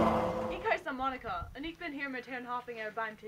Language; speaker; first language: German; non-native, learner; English